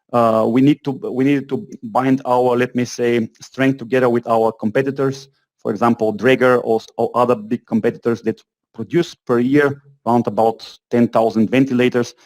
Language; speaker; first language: English; non-native, fluent; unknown